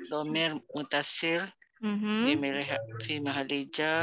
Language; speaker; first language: Arabic; non-native, learner; Malay